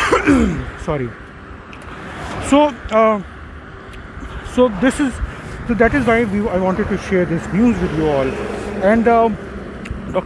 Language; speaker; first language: English; non-native, local second language; Hindi